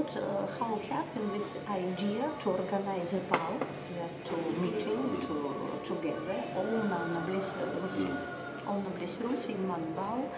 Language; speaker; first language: English; non-native, learner; Russian